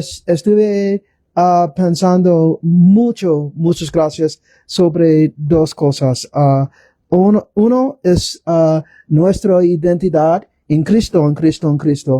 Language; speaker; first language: Spanish; non-native, learner; English